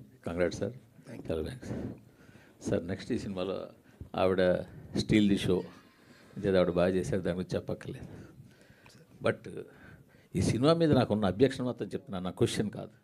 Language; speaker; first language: Telugu; native; Telugu